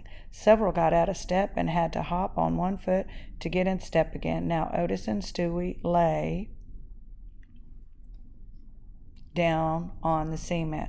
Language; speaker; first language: English; native; English